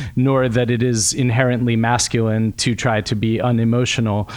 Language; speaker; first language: English; native; English